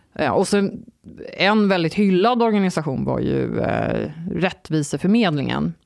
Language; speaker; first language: Swedish; early bilingual, other home language; Turkish